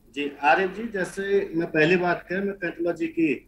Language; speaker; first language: Hindi; native; Hindi